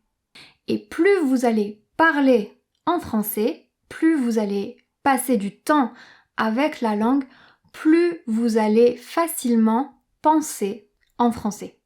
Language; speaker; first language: French; native; French